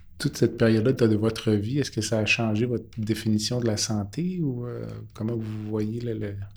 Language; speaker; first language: French; native; French